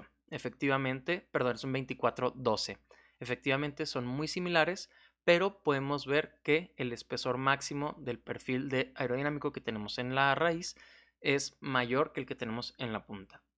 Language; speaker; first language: Spanish; native; Spanish